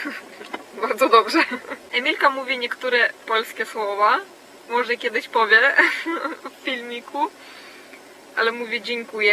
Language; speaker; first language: Polish; non-native, fluent; Russian